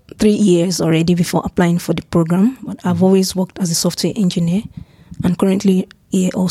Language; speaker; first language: English; non-native, local second language; Yoruba